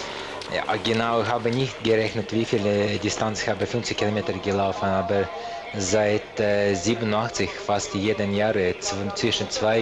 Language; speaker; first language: German; non-native, learner; Russian